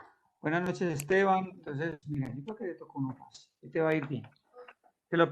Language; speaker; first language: Spanish; native; Spanish